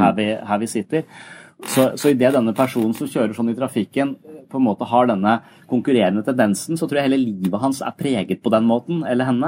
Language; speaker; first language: Norwegian; native; Norwegian